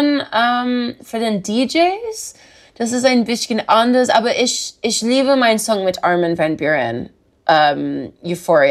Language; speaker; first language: German; non-native, learner; English